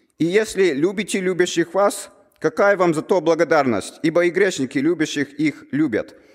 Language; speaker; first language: Russian; early bilingual, heritage; Russian